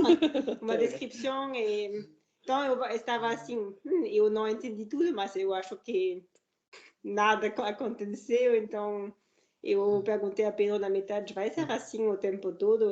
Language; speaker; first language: Portuguese; non-native, learner; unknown